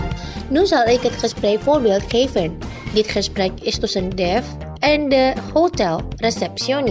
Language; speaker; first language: Dutch; non-native, learner; Indonesian